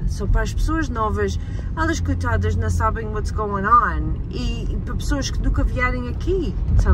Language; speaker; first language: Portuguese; early bilingual, heritage; English